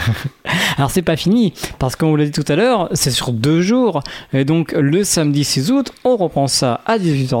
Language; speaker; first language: French; native; French